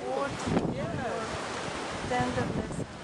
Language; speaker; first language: English; non-native, fluent; Russian